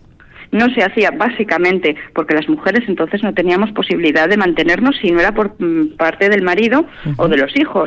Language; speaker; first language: Spanish; native; Spanish